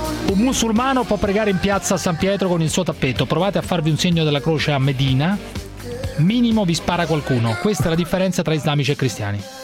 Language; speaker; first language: Italian; native; Italian